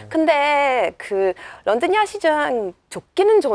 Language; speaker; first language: Korean; non-native, fluent; English